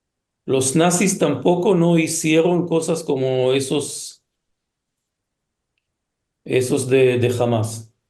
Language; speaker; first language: Spanish; early bilingual, heritage; Hebrew